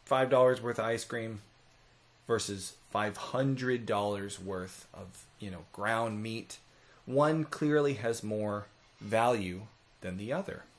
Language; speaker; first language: English; native; English